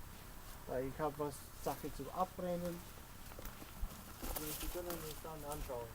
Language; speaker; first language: German; non-native, learner; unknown